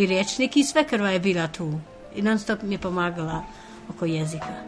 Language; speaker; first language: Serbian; non-native, fluent; Albanian